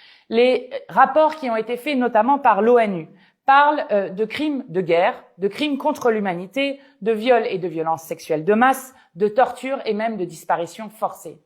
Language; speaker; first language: French; native; French